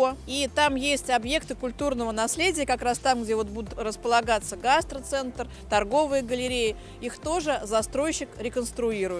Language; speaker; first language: Russian; native; Russian